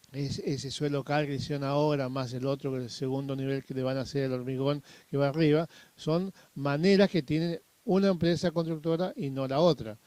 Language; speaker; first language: Spanish; native; Spanish